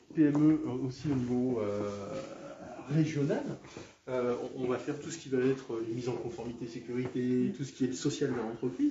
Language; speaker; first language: French; native; French